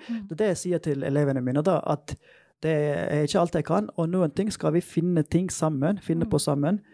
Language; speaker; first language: Norwegian; non-native, fluent; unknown